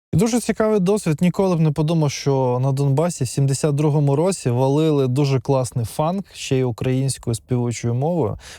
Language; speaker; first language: Ukrainian; non-native, local second language; Russian